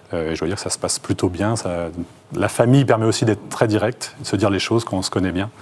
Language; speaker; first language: French; native; French